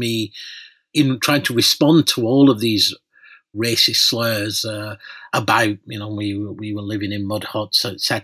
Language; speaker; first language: English; native; English